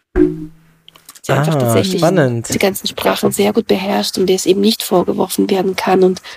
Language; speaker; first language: German; early bilingual, other home language; Russian